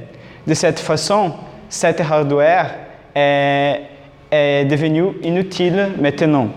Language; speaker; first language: French; non-native, learner; Portuguese